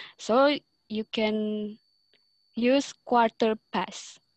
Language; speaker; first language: English; non-native, learner; Indonesian